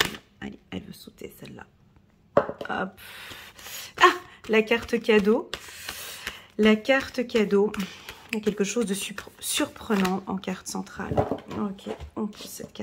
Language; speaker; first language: French; native; French